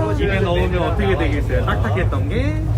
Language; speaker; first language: Korean; native; Korean